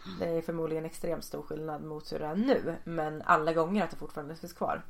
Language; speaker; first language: Swedish; native; Swedish